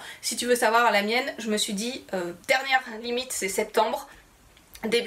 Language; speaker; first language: French; native; French